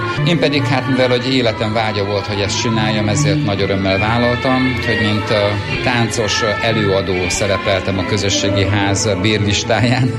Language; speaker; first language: Hungarian; native; Hungarian